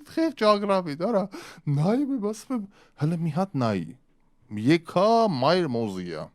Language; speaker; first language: Armenian; early bilingual, other home language; Russian